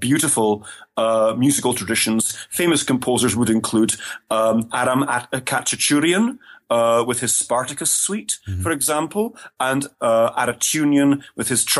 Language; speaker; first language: English; native; English